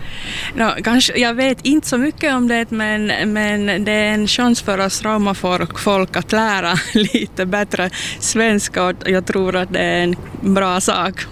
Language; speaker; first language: Swedish; non-native, local second language; Finnish